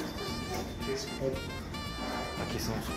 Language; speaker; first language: Portuguese; native; Portuguese